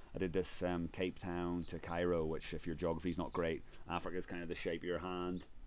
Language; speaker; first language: English; native; English